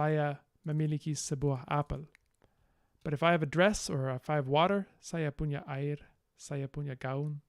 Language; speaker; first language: Indonesian; non-native, learner; English